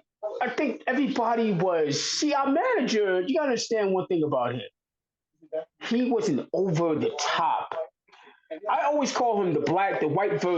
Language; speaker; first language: English; native; English